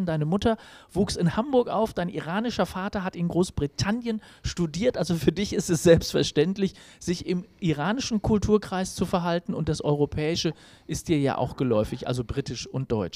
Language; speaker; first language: German; native; German